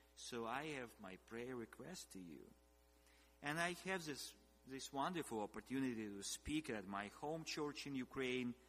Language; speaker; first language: English; non-native, fluent; Russian